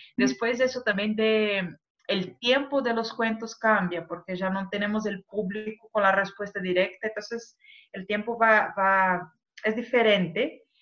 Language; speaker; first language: Spanish; non-native, fluent; Portuguese